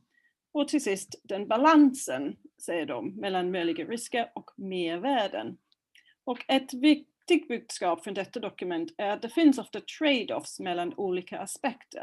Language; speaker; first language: Swedish; non-native, fluent; English